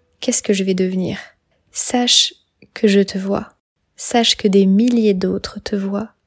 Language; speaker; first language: French; native; French